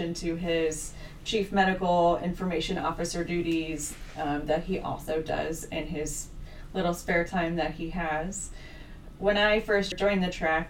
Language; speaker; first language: English; native; English